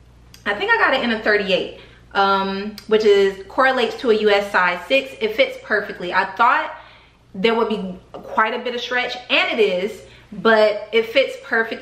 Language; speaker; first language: English; native; English